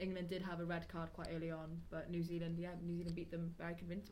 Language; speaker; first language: English; native; English